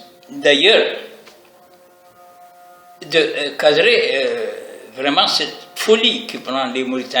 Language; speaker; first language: French; non-native, local second language; Arabic